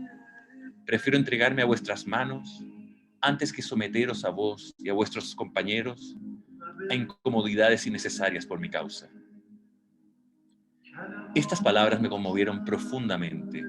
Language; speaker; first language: Spanish; native; Spanish